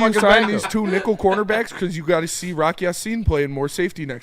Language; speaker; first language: English; native; English